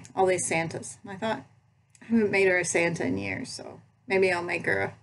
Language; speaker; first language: English; native; English